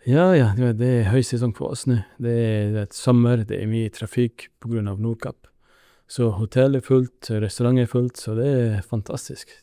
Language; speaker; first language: Norwegian; non-native, learner; Arabic